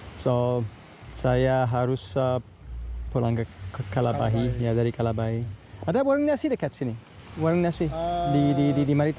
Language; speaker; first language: Indonesian; non-native, learner; English